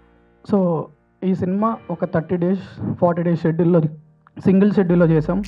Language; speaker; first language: Telugu; native; Telugu